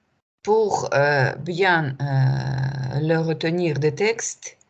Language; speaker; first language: French; non-native, learner; Russian